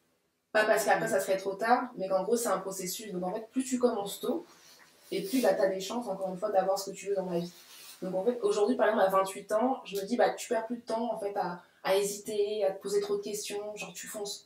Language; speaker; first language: French; native; French